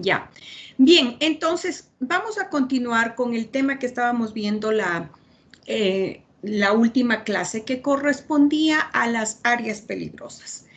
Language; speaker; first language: Spanish; native; Spanish